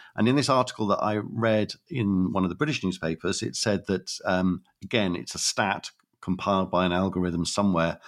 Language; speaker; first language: English; native; English